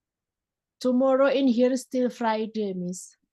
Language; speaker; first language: English; non-native, learner; Indonesian